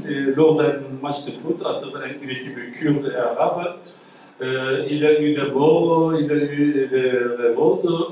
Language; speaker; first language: French; non-native, fluent; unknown